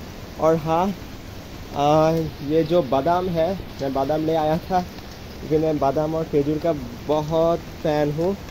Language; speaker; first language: Hindi; non-native, learner; Bangla